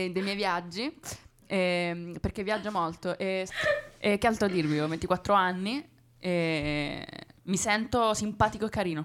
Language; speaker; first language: Italian; native; Italian